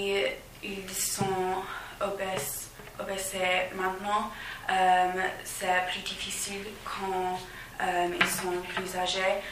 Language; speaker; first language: French; non-native, learner; English